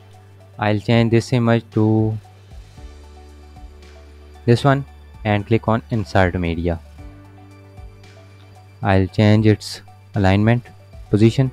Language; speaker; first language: English; non-native, fluent; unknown